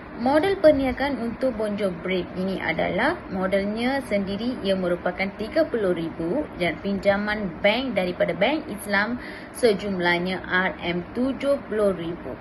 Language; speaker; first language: Malay; non-native, local second language; Tamil